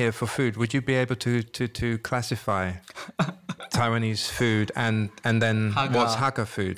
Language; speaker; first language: English; native; English